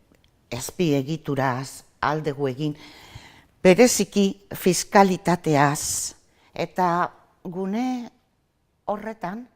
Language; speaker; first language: Basque; non-native, local second language; Spanish